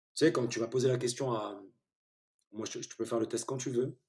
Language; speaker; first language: French; early bilingual, other home language; Turkish